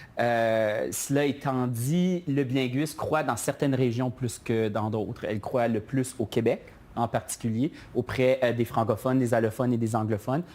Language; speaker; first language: French; native; French